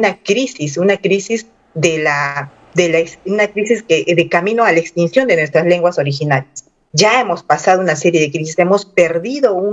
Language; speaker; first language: Spanish; non-native, local second language; Aymara